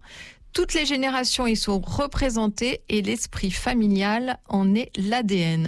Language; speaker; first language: French; native; French